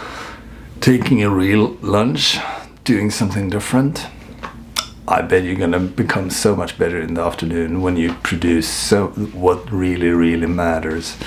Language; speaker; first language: English; non-native, fluent; Swedish